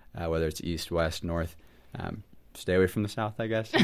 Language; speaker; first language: English; native; English